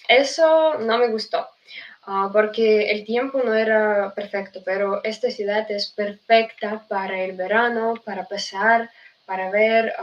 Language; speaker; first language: Spanish; non-native, fluent; Russian